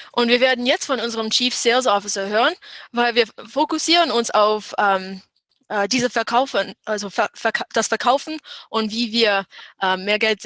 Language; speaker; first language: German; non-native, fluent; English